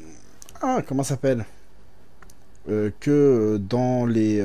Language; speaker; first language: French; native; French